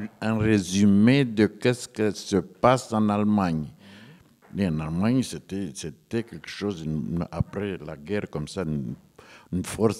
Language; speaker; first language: French; non-native, fluent; Romanian